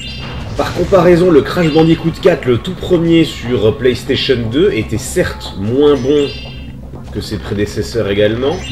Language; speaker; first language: French; native; French